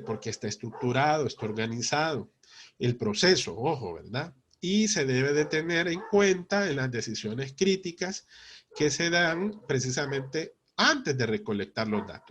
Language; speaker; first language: Spanish; native; Spanish